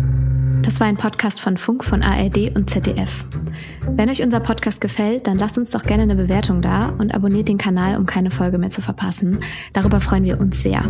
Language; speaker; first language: German; native; German